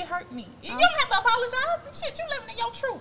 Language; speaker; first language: English; native; English